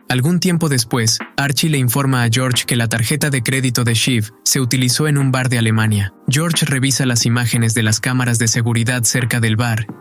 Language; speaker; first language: Spanish; native; Spanish